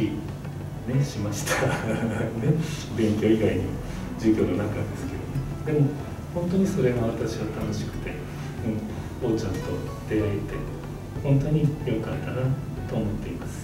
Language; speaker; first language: Japanese; native; Japanese